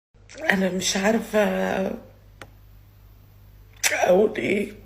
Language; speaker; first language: Arabic; native; Arabic